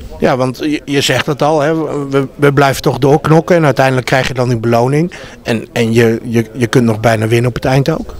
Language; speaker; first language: Dutch; native; Dutch